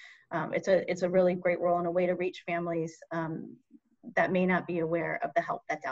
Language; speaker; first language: English; native; English